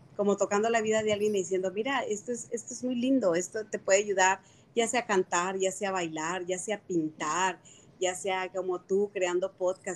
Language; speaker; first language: Spanish; native; Spanish